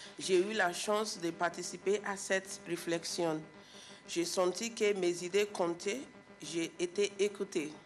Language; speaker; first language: French; non-native, learner; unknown